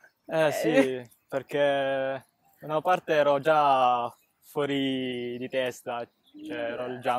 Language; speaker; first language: Italian; early bilingual, other home language; Filipino